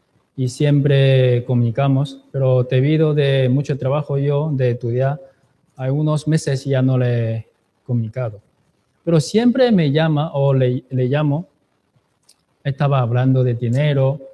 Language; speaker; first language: Spanish; non-native, fluent; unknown